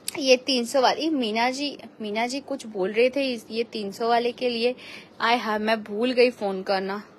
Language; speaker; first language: Hindi; non-native, local second language; Bangla